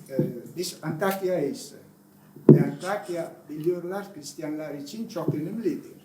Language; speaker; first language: Turkish; non-native, learner; Italian